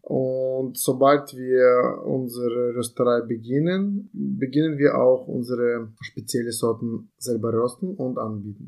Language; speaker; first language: German; non-native, fluent; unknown